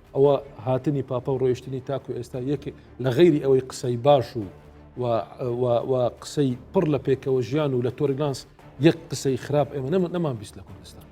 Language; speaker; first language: Central Kurdish; non-native, local second language; Assyrian Neo-Aramaic